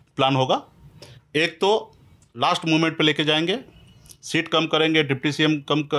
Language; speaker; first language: Hindi; native; Hindi